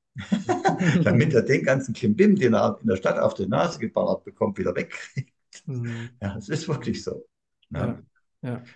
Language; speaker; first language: German; native; German